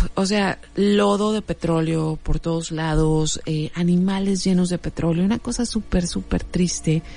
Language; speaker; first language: Spanish; native; Spanish